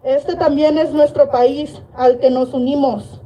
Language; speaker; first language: Spanish; early bilingual, heritage; Spanish